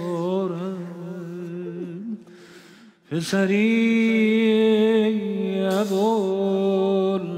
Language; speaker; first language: Persian; native; Persian